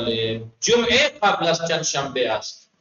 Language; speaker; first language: Persian; non-native, fluent; Urdu